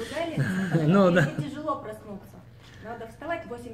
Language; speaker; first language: Russian; native; Russian